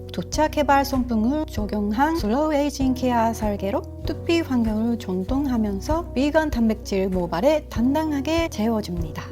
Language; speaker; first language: Korean; non-native, fluent; Japanese